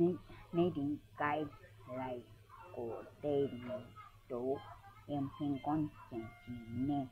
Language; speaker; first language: Cantonese; non-native, learner; Japanese